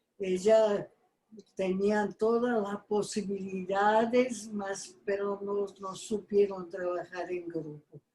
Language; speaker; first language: Spanish; non-native, fluent; Portuguese